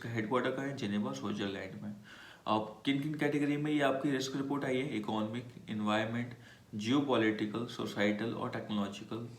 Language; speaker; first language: Hindi; native; Hindi